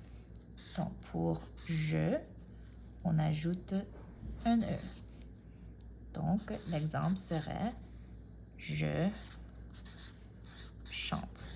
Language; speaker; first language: French; non-native, fluent; English